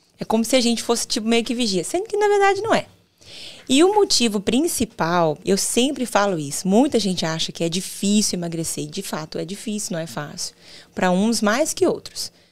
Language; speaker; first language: Portuguese; native; Portuguese